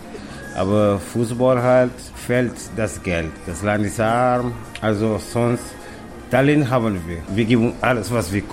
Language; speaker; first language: German; non-native, learner; Kabuverdianu